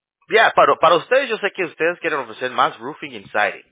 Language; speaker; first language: Spanish; early bilingual, heritage; Spanish